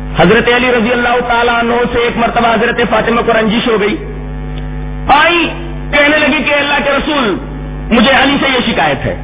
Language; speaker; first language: Urdu; native; Urdu